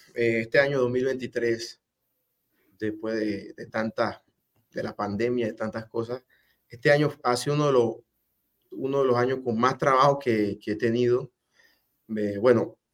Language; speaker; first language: Spanish; native; Spanish